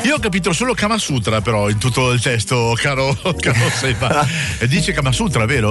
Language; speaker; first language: Italian; native; Italian